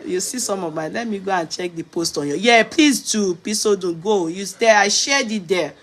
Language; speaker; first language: English; non-native, local second language; Yoruba